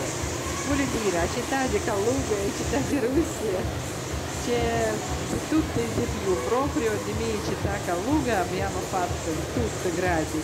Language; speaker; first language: Italian; non-native, learner; Russian